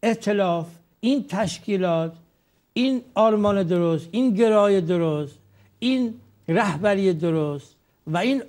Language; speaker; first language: Persian; native; Persian